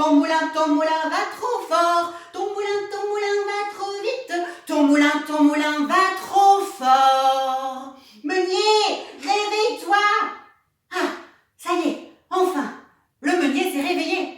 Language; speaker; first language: French; native; French